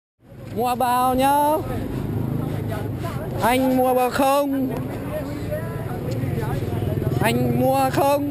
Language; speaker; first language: Vietnamese; non-native, fluent; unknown